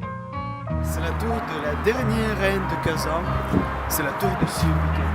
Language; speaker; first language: French; non-native, fluent; Russian